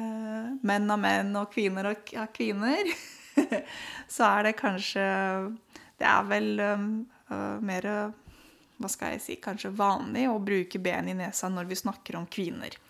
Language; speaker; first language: Norwegian; non-native, fluent; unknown